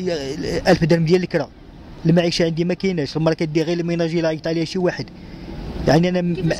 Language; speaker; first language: Arabic; native; Arabic